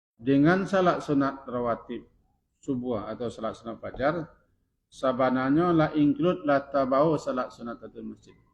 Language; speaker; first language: Malay; non-native, local second language; Minangkabau